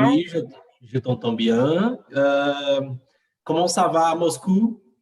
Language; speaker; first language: French; non-native, fluent; Portuguese